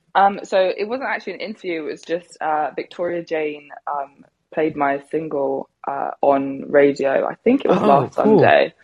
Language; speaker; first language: English; native; English